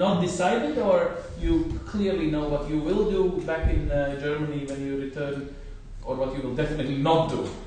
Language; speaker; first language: English; non-native, fluent; Latvian